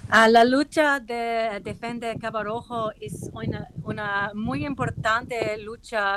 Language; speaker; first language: Spanish; non-native, learner; English